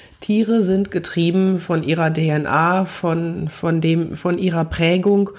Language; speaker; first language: German; native; German